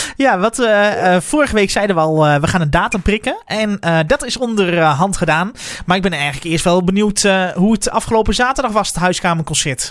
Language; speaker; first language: Dutch; native; Dutch